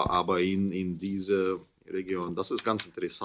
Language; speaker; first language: German; non-native, learner; English